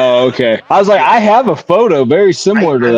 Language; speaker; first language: English; native; English